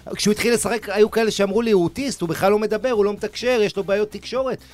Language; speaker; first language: Hebrew; early bilingual, other home language; Spanish